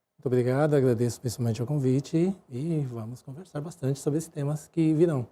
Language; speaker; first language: Portuguese; early bilingual, other home language; Japanese